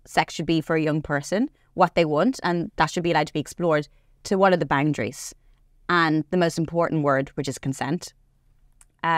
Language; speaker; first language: English; native; English